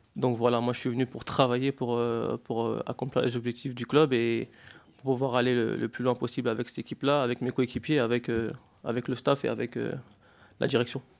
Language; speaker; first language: French; native; French